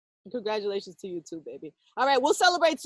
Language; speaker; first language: English; native; English